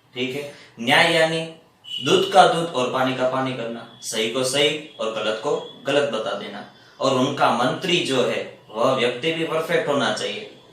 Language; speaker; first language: Hindi; non-native, local second language; Gujarati